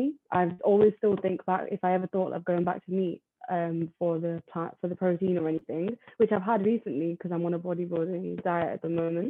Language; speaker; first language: English; native; English